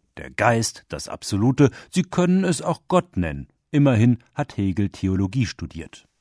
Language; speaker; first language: German; native; German